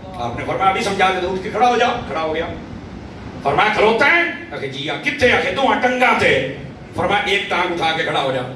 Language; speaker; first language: Urdu; non-native, local second language; Punjabi